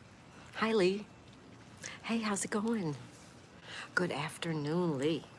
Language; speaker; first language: English; native; English